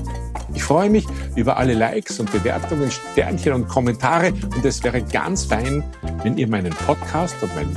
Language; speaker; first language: German; native; German